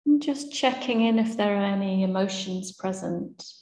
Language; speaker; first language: English; native; English